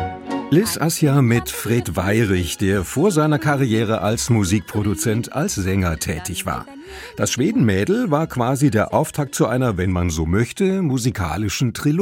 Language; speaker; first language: German; native; German